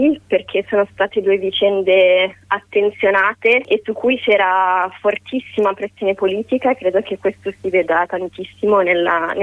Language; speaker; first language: Italian; native; Italian